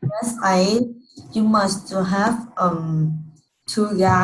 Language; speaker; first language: English; non-native, learner; Vietnamese